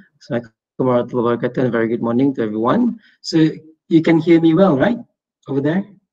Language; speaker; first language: English; non-native, local second language; Malay